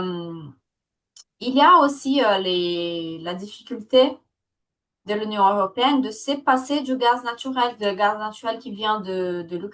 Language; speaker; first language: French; non-native, fluent; Portuguese